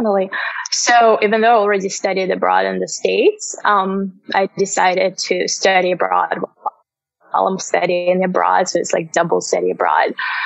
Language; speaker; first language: English; non-native, fluent; Russian